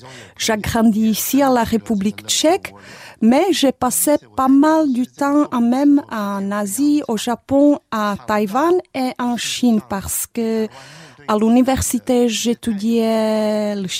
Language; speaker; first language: French; non-native, fluent; Czech